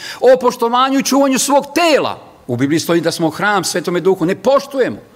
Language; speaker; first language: Serbian; native; Serbian